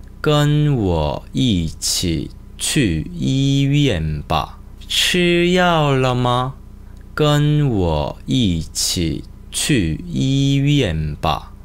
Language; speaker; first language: Chinese; non-native, fluent; Korean